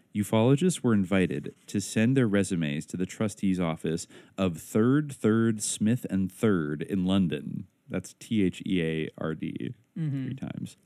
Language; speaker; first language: English; native; English